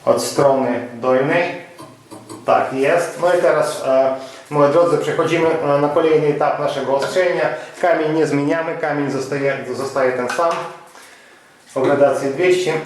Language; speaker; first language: Polish; non-native, fluent; Ukrainian